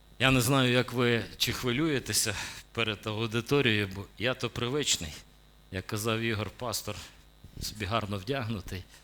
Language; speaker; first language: Ukrainian; native; Ukrainian